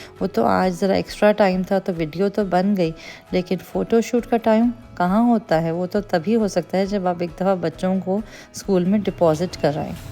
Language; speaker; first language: Urdu; native; Urdu